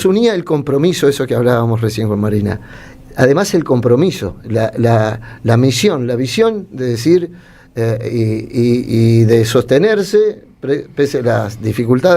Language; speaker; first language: Spanish; native; Spanish